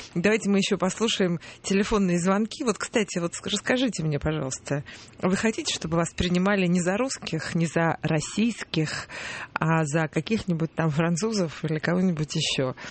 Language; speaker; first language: Russian; native; Russian